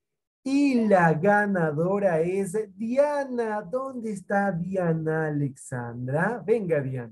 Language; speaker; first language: Spanish; native; Spanish